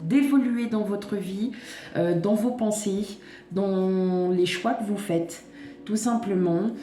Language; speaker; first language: French; native; French